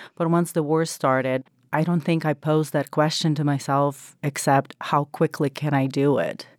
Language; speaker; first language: English; non-native, fluent; Ukrainian